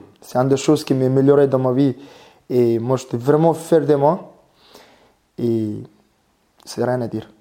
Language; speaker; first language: French; non-native, learner; Mongolian